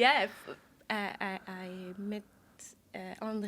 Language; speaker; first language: English; non-native, learner; French